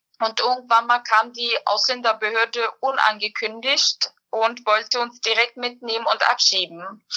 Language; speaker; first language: German; early bilingual, other home language; Bosnian